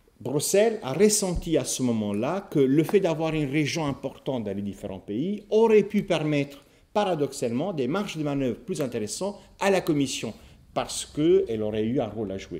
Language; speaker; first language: French; non-native, fluent; Italian